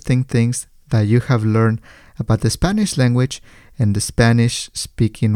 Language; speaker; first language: English; non-native, fluent; Spanish